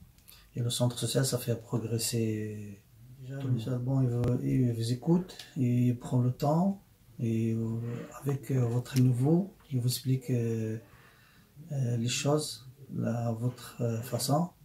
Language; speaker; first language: French; non-native, learner; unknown